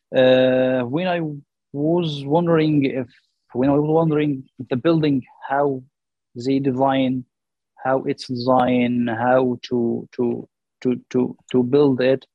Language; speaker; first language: English; non-native, learner; Arabic